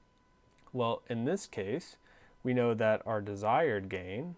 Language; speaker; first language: English; native; English